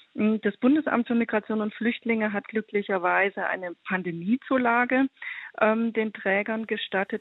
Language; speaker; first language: German; native; German